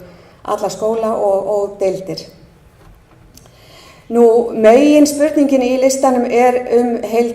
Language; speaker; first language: Icelandic; native; Icelandic